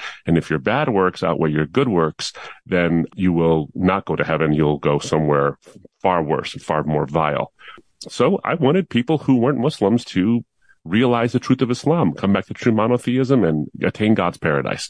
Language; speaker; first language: English; native; English